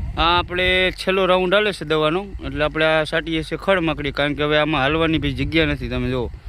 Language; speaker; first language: Gujarati; native; Gujarati